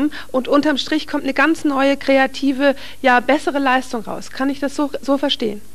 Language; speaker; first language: German; native; German